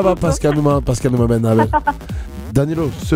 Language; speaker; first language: Turkish; non-native, learner; French